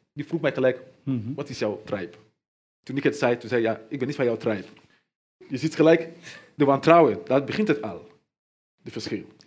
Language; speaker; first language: Dutch; non-native, fluent; Mandingo